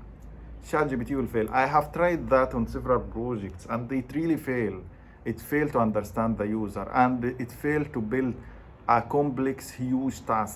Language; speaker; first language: English; non-native, fluent; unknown